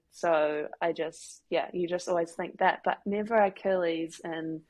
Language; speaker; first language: English; native; English